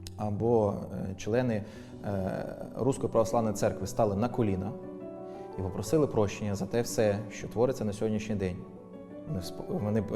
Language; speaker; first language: Ukrainian; native; Ukrainian